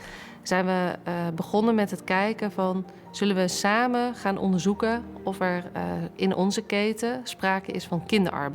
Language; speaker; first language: Dutch; native; Dutch